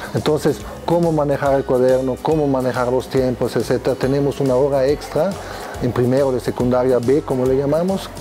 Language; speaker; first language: Spanish; non-native, fluent; German